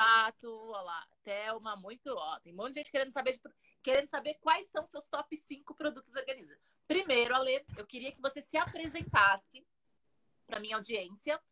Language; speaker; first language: Portuguese; native; Portuguese